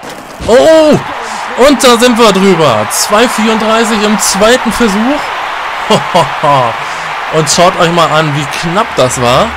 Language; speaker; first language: German; native; German